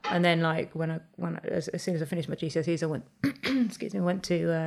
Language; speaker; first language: English; native; English